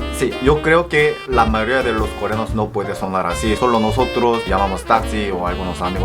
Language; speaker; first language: Spanish; non-native, fluent; Korean